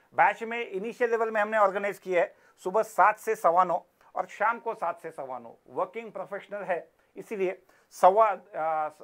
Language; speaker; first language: Hindi; non-native, local second language; Marathi